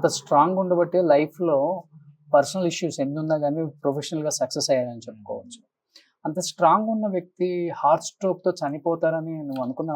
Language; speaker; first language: Telugu; native; Telugu